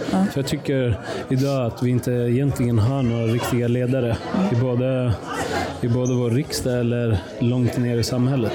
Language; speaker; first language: Swedish; early bilingual, other home language; Persian